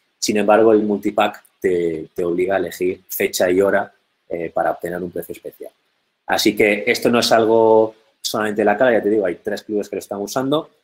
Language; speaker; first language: Spanish; native; Spanish